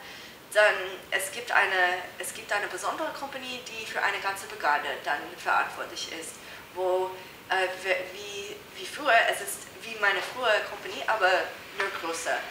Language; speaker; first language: German; non-native, fluent; English